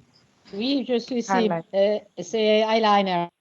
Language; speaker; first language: French; non-native, learner; Italian